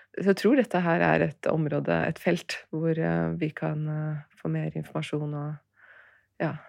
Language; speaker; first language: Norwegian; early bilingual, other home language; Turkish